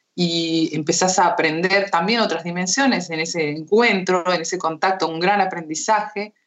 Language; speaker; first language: Spanish; early bilingual, heritage; Spanish